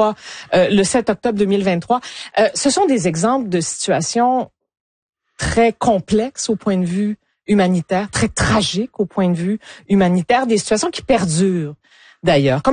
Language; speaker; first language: French; native; French